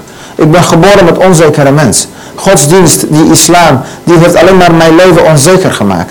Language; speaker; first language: Dutch; non-native, learner; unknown